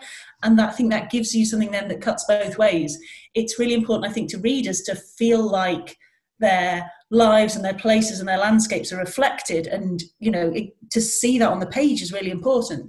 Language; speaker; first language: English; native; English